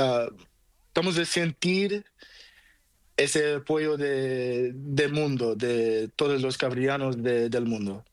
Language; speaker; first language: Spanish; non-native, learner; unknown